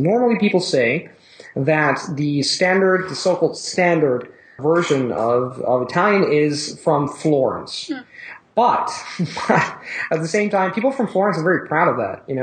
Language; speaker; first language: English; non-native, fluent; Italian